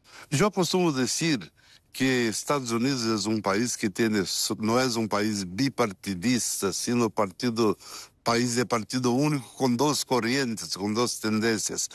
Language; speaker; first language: Spanish; non-native, fluent; Portuguese